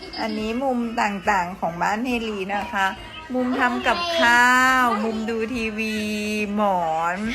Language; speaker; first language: Thai; native; Thai